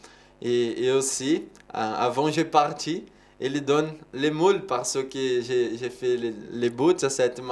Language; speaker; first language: French; non-native, learner; Portuguese